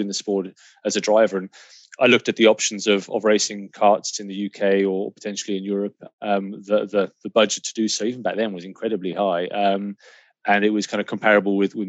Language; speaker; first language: English; native; English